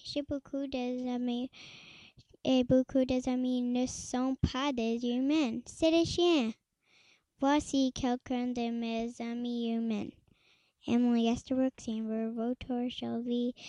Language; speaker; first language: French; non-native, learner; English